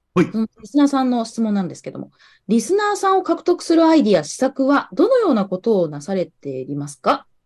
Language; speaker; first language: Japanese; native; Japanese